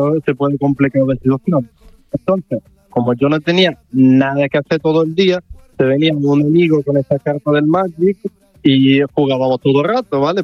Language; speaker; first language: Spanish; non-native, fluent; Italian